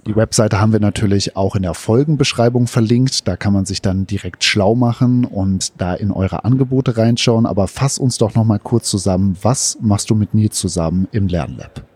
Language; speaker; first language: German; native; German